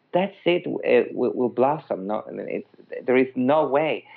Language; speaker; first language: English; non-native, fluent; Italian